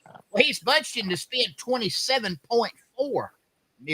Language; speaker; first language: English; native; English